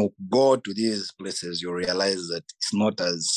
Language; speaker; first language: English; non-native, local second language; Nyanja